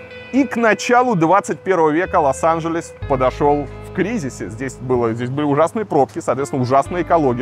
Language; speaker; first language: Russian; native; Russian